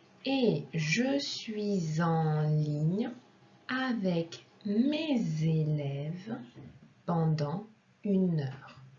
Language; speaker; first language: French; non-native, fluent; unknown